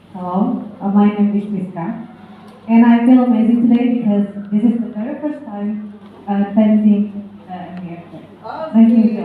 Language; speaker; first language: English; non-native, learner; Indonesian